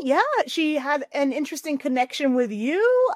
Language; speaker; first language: English; native; English